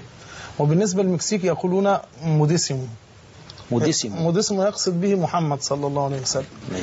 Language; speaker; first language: Arabic; native; Arabic